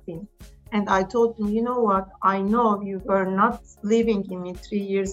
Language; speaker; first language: English; non-native, fluent; Turkish